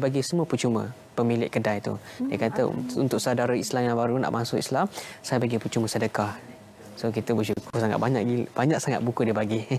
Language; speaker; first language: Malay; native; Malay